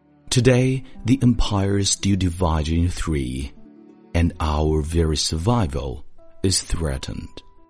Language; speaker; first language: English; non-native, fluent; Chinese